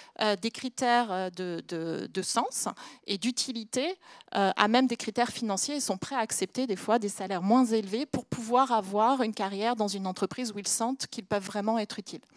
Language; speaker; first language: French; native; French